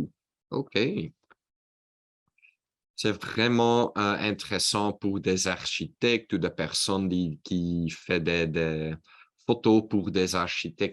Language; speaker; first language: French; non-native, local second language; Dutch